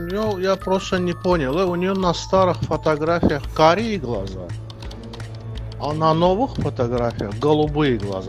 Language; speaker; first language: Russian; non-native, fluent; Azerbaijani